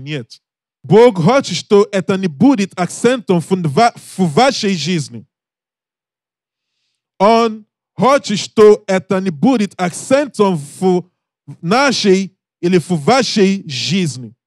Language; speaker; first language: Russian; non-native, learner; English